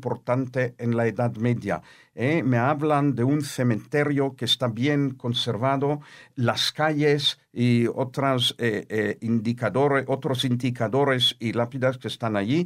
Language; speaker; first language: Spanish; non-native, fluent; Hebrew